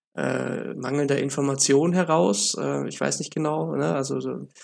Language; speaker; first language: German; native; German